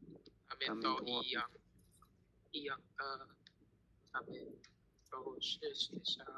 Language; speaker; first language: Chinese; non-native, learner; Cebuano